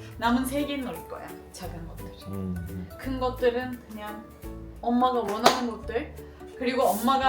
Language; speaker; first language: Korean; non-native, fluent; Turkish